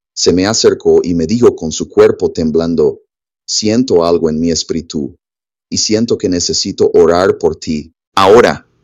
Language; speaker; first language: Spanish; non-native, fluent; English